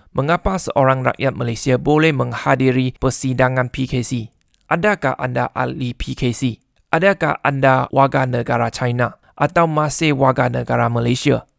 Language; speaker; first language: Malay; non-native, local second language; Chinese